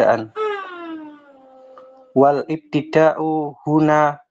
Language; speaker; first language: Arabic; non-native, learner; Indonesian